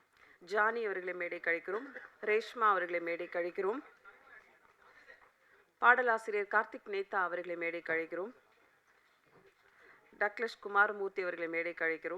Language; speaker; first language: Tamil; native; Tamil